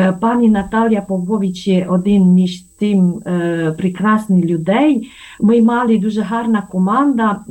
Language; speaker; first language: Ukrainian; non-native, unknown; Romanian